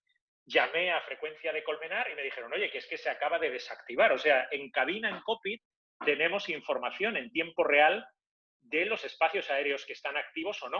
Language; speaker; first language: Spanish; native; Spanish